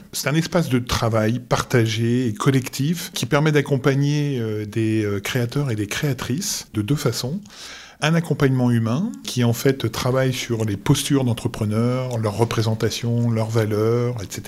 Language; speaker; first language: French; native; French